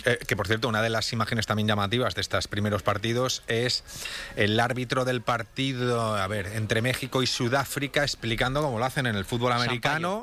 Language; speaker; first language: Spanish; native; Spanish